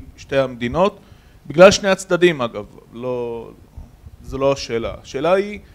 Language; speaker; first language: Hebrew; native; Hebrew